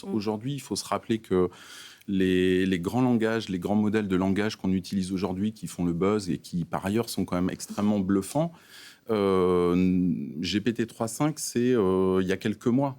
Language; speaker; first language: French; native; French